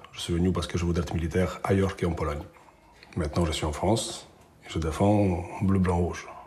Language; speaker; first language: French; non-native, fluent; Polish